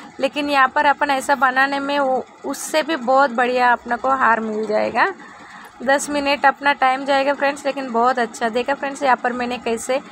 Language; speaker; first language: Hindi; non-native, local second language; Telugu